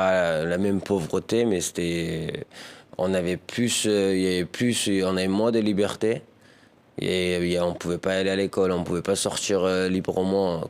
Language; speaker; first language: French; early bilingual, other home language; Persian